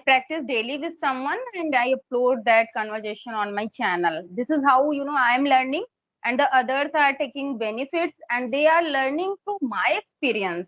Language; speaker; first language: English; non-native, fluent; Hindi